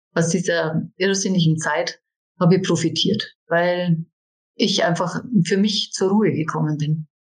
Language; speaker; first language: German; native; German